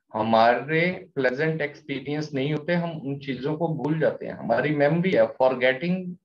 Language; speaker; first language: Hindi; non-native, local second language; Punjabi